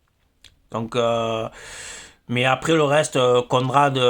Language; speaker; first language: French; native; French